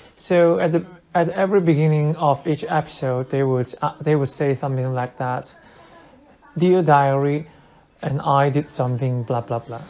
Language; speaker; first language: English; non-native, fluent; Chinese